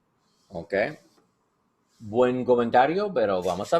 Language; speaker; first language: Spanish; non-native, learner; English